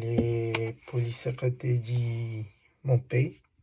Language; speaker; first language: French; non-native, learner; Spanish